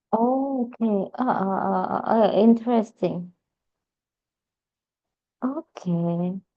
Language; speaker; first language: English; non-native, fluent; Indonesian